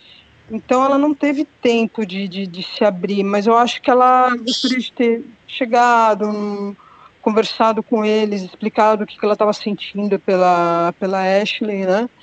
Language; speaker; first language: Portuguese; native; Portuguese